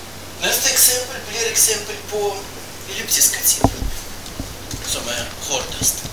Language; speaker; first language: Swedish; non-native, fluent; Russian